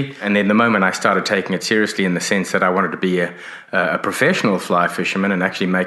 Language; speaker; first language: English; native; English